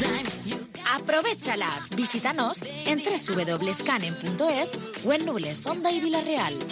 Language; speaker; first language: Spanish; native; Spanish